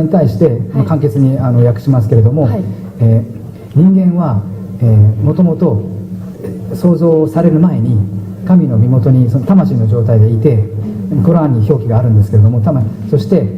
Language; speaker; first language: Japanese; native; Japanese